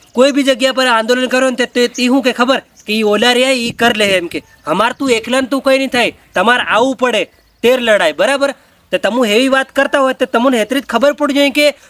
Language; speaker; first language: Gujarati; non-native, local second language; Bhili